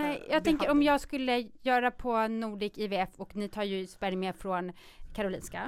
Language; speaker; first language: Swedish; native; Swedish